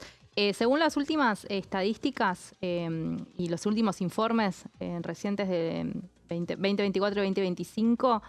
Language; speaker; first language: Spanish; native; Spanish